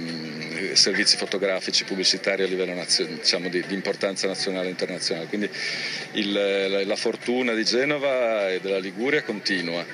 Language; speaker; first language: Italian; native; Italian